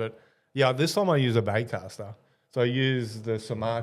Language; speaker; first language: English; native; English